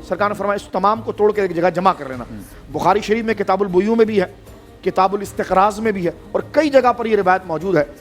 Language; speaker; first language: Urdu; native; Urdu